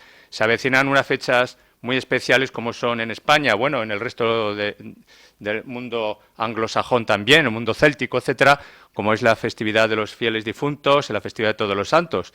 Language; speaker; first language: Spanish; native; Spanish